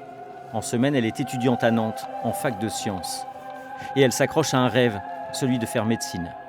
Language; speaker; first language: French; native; French